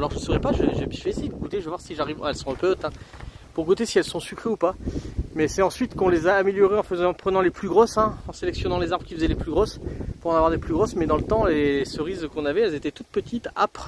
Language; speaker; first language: French; native; French